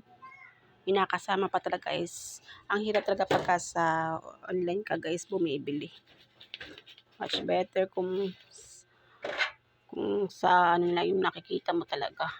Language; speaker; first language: Filipino; native; Filipino